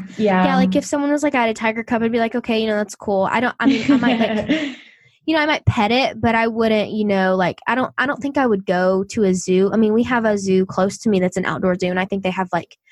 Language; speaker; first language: English; native; English